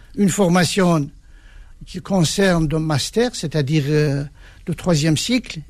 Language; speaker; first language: French; non-native, fluent; Persian